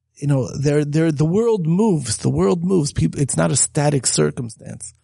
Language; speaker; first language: English; native; English